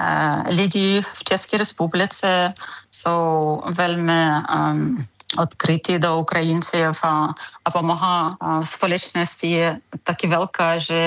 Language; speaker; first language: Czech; non-native, learner; Ukrainian